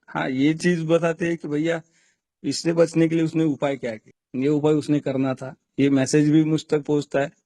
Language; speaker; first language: Hindi; non-native, local second language; Marathi